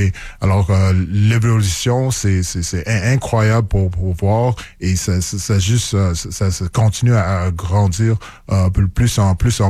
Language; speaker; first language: French; non-native, local second language; English